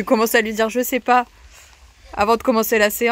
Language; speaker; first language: French; native; French